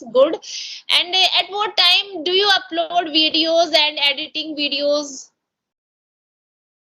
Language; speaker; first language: English; non-native, local second language; Hindi